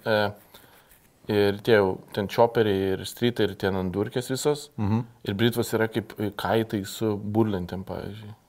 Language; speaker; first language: Lithuanian; native; Lithuanian